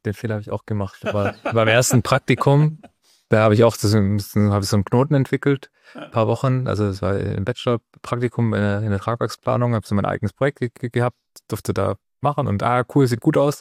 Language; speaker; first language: German; native; German